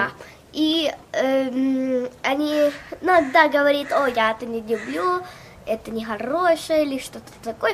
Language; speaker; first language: Russian; early bilingual, heritage; Russian